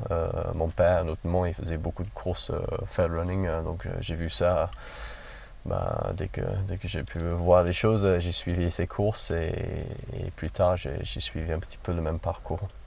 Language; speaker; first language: French; non-native, fluent; English